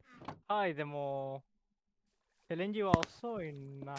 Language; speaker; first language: Japanese; non-native, learner; English